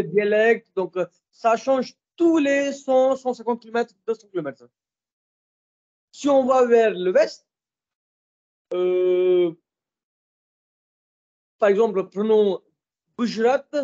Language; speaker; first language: French; non-native, fluent; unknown